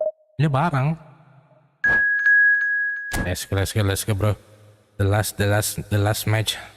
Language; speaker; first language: English; non-native, learner; Indonesian